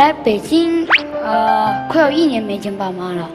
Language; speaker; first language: Chinese; non-native, local second language; Tibetan